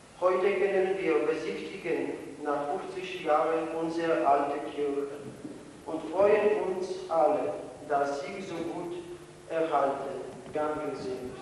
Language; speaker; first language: German; non-native, learner; Polish